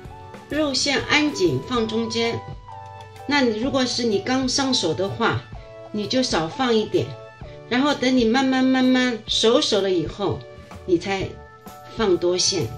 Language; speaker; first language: Chinese; native; Chinese